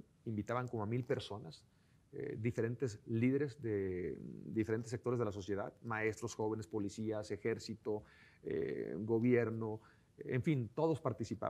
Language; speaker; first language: Spanish; native; Spanish